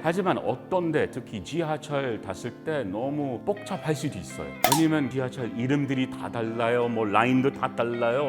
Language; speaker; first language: Korean; non-native, learner; English